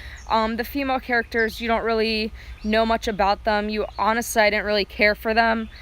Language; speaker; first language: English; native; English